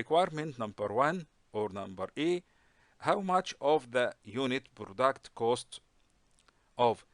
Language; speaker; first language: English; non-native, local second language; Arabic